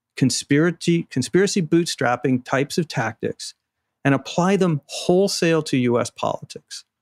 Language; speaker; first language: English; native; English